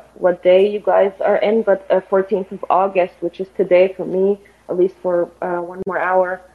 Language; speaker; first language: English; non-native, fluent; Arabic